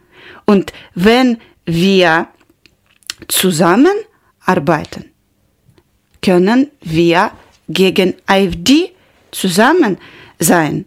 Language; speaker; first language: German; non-native, learner; Ukrainian